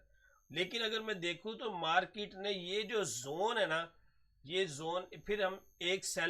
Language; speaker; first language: Hindi; non-native, local second language; Punjabi